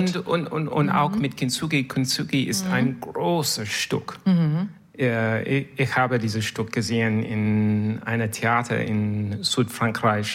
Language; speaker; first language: German; non-native, learner; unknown